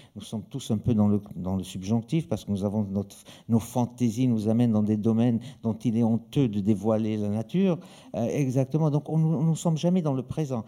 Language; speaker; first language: French; native; French